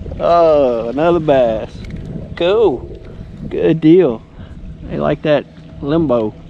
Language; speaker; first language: English; native; English